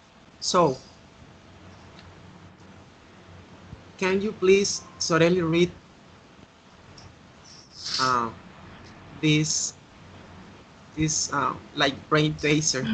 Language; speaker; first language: English; non-native, learner; Spanish